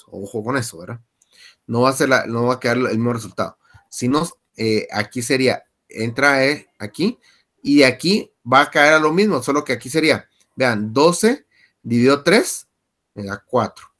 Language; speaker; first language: Spanish; native; Spanish